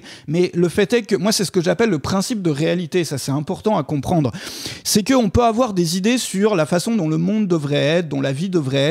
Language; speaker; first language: French; native; French